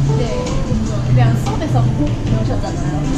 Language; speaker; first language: Korean; non-native, fluent; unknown